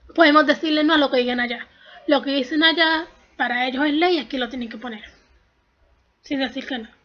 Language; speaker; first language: Spanish; native; Spanish